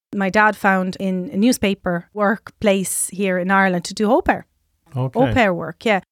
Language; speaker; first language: English; non-native, fluent; Italian